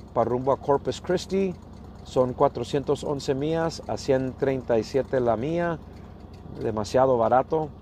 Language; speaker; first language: Spanish; early bilingual, heritage; Spanish